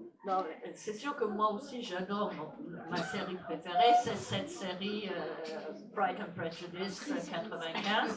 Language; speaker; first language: French; non-native, fluent; English